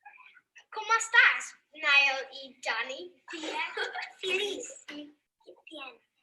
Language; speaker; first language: Spanish; non-native, learner; English